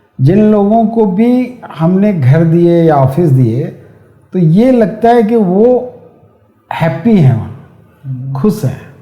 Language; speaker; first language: Hindi; native; Hindi